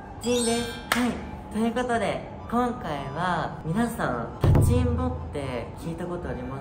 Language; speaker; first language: Japanese; native; Japanese